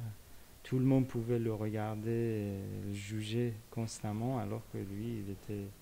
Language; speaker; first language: French; non-native, fluent; Persian